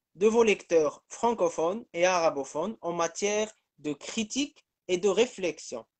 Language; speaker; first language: French; non-native, local second language; Arabic